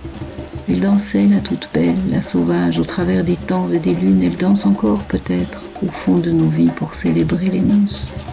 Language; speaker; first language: French; native; French